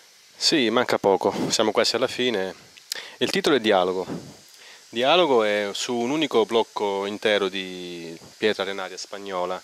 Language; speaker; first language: Italian; native; Italian